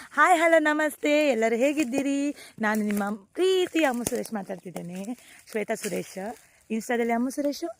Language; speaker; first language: Kannada; non-native, local second language; Tulu